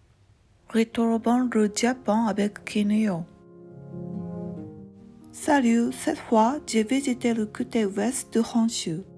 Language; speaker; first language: French; non-native, learner; Japanese